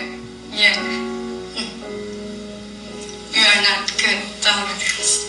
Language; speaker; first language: English; non-native, learner; Korean